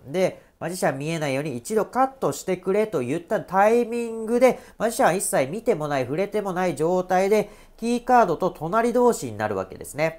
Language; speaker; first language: Japanese; native; Japanese